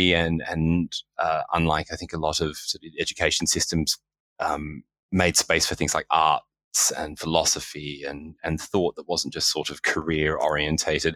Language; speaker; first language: English; native; English